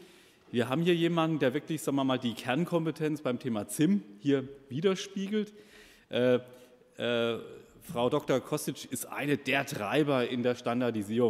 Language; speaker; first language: German; native; German